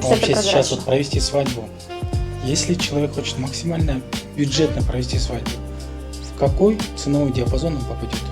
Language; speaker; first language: Russian; native; Russian